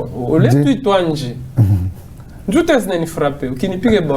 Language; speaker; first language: French; non-native, local second language; Swahili